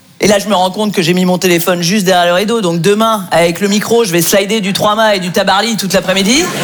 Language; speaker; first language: French; native; French